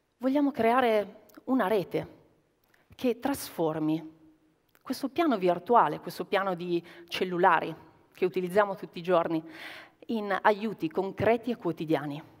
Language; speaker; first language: Italian; native; Italian